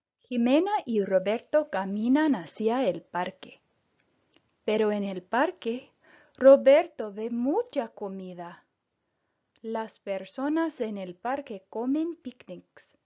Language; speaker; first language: Spanish; non-native, fluent; English